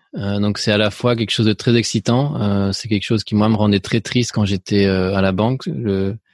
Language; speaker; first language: French; early bilingual, other home language; Spanish